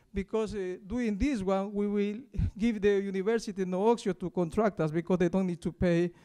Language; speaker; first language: English; non-native, fluent; Spanish